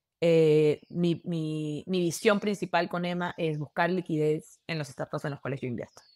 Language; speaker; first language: Spanish; native; Spanish